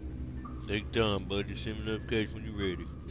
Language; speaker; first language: English; native; English